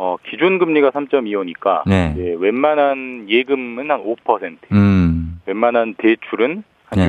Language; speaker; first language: Korean; native; Korean